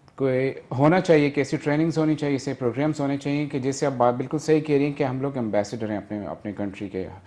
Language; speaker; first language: Urdu; non-native, local second language; Northern Hindko